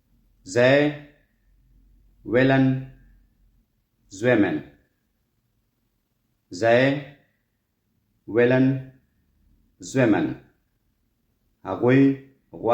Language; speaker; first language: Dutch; non-native, fluent; Pashto